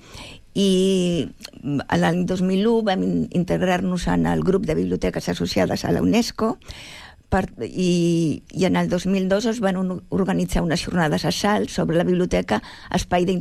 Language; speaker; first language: Catalan; native; Catalan